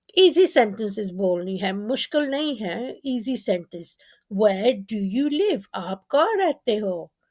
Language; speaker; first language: Urdu; non-native, local second language; Punjabi